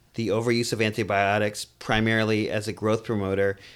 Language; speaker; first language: English; native; English